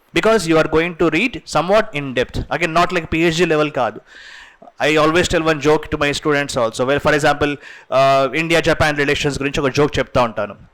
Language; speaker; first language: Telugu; non-native, local second language; Urdu